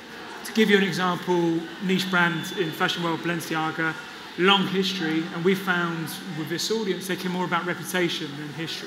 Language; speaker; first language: English; native; English